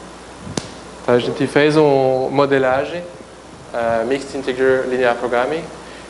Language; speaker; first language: Portuguese; non-native, fluent; French